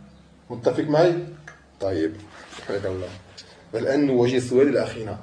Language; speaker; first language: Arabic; non-native, fluent; French